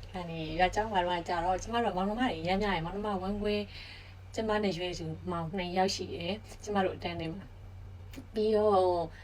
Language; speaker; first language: Burmese; native; Burmese